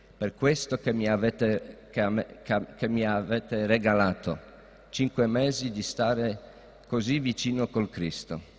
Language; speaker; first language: Italian; non-native, fluent; Polish